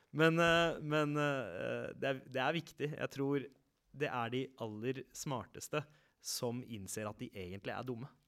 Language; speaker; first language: Norwegian; native; Norwegian